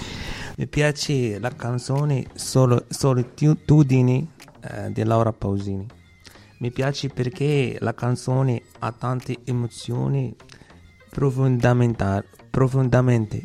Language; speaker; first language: Italian; non-native, learner; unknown